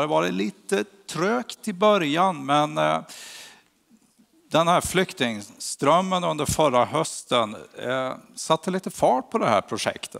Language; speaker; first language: Swedish; native; Swedish